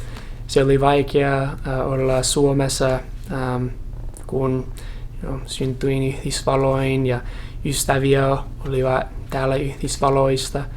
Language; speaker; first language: Finnish; non-native, fluent; English